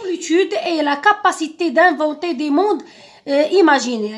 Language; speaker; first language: French; non-native, local second language; Arabic